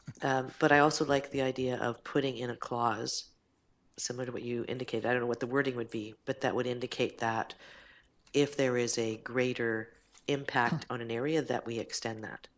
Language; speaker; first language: English; native; English